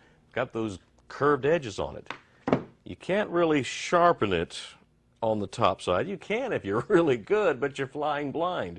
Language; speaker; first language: English; native; English